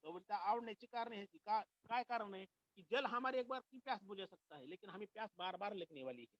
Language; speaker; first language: Hindi; non-native, local second language; Marathi